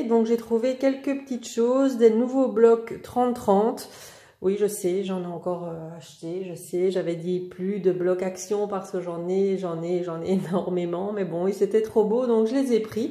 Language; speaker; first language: French; native; French